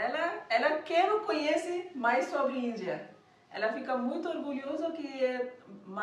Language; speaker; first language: Portuguese; non-native, learner; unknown